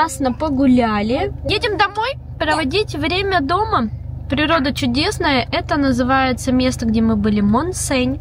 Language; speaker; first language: Russian; native; Russian